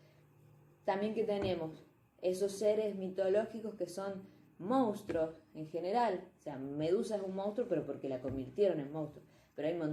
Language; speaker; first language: Spanish; native; Spanish